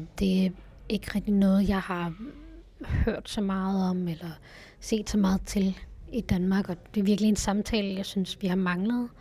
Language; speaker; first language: Danish; early bilingual, other home language; Tamil